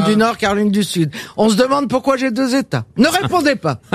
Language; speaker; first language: French; native; French